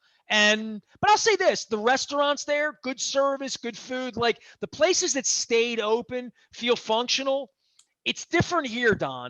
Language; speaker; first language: English; native; English